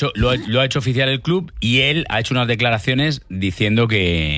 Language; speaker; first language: Spanish; native; Spanish